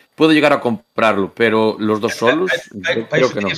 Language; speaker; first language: Spanish; native; Spanish